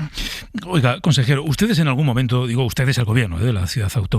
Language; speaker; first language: Spanish; native; Spanish